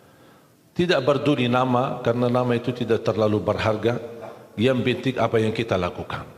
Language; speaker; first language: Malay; non-native, fluent; Arabic